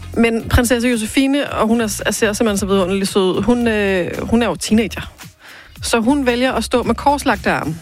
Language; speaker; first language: Danish; native; Danish